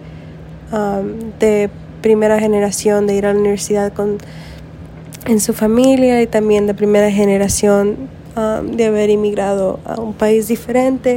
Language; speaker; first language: Spanish; early bilingual, heritage; Spanish